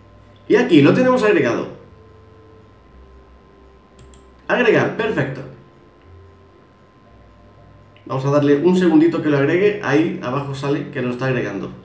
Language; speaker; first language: Spanish; native; Spanish